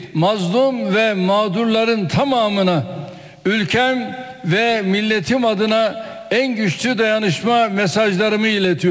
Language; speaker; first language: Turkish; native; Turkish